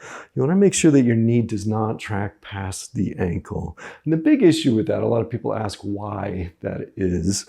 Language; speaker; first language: English; native; English